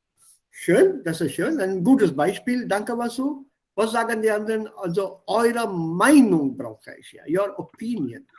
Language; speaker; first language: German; non-native, fluent; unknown